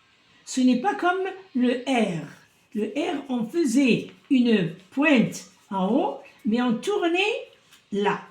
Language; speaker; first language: French; non-native, local second language; Arabic